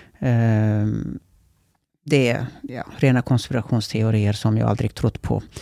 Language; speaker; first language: Swedish; early bilingual, other home language; Turkish